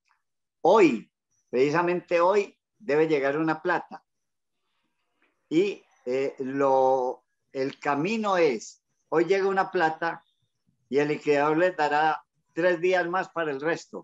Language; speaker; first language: Spanish; native; Spanish